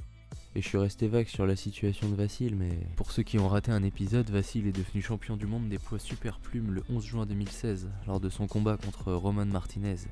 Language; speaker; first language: French; native; French